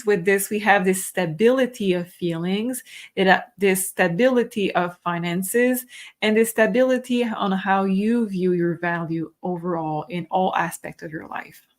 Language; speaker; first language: English; non-native, fluent; French